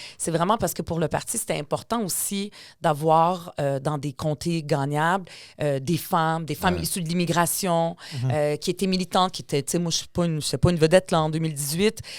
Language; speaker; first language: French; early bilingual, other home language; Arabic